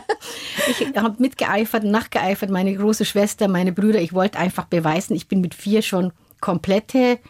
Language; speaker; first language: German; non-native, fluent; Somali